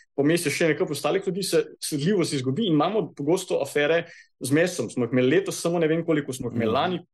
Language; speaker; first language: Slovenian; native; Slovenian